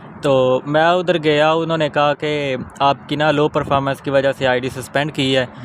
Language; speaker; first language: Urdu; non-native, local second language; Punjabi